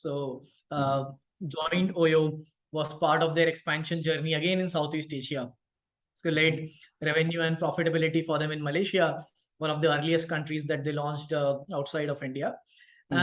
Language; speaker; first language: English; non-native, local second language; Hindi